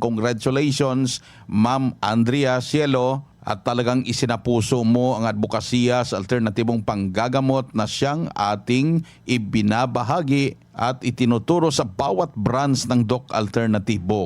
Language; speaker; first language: Filipino; native; Filipino